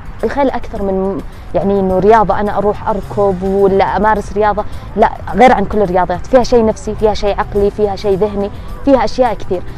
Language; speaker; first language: Arabic; native; Arabic